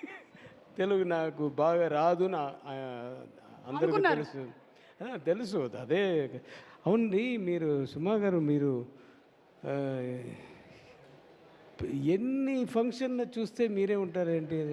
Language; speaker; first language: Telugu; non-native, learner; Tamil